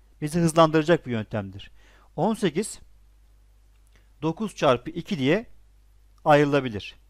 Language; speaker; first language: Turkish; native; Turkish